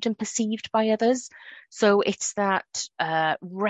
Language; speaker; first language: English; native; English